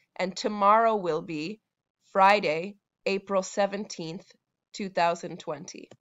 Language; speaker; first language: English; native; English